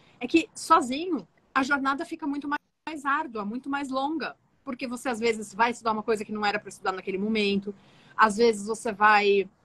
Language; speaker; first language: Portuguese; native; Portuguese